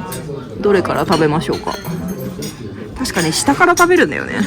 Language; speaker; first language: Japanese; native; Japanese